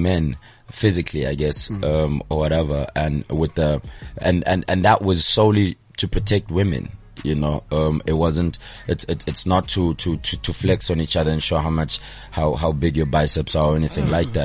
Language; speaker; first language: English; non-native, local second language; Zulu